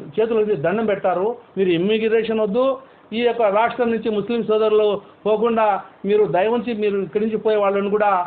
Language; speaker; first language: Telugu; non-native, local second language; Urdu